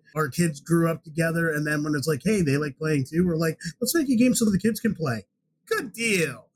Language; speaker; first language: English; native; English